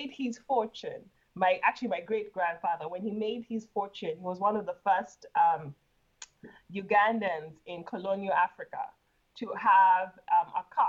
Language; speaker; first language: English; non-native, local second language; Ganda